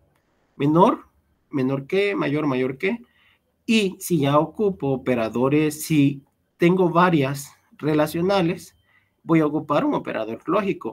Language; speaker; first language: Spanish; native; Spanish